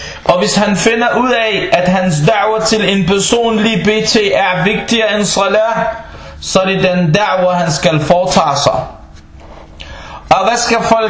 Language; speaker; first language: Danish; non-native, local second language; Arabic